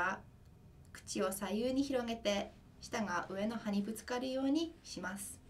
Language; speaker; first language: Japanese; non-native, fluent; English